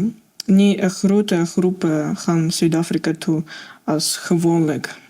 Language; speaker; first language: Afrikaans; non-native, fluent; Russian